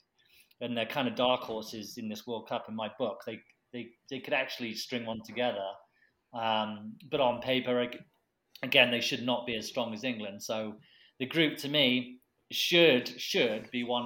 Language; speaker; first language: English; native; English